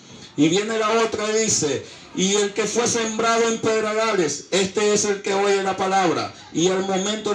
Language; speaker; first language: Spanish; native; Spanish